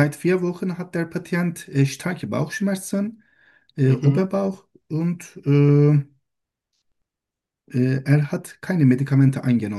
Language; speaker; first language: German; non-native, learner; Turkish